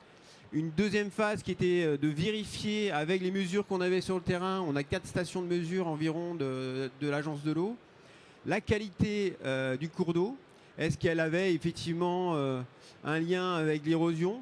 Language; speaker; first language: French; native; French